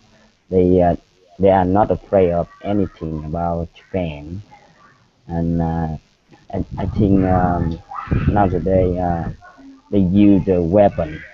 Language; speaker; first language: English; non-native, learner; Vietnamese